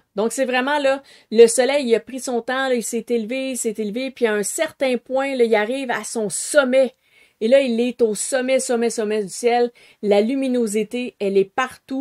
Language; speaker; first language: French; native; French